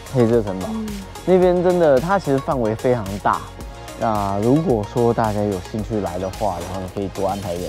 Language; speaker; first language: Chinese; native; Chinese